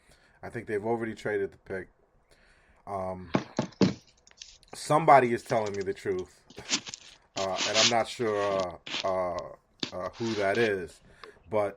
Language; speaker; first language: English; native; English